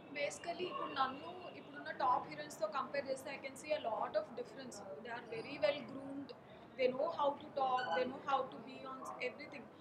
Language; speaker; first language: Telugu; non-native, local second language; Marathi